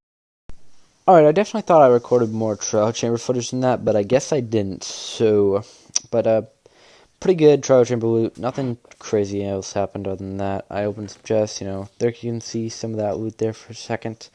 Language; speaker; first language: English; native; English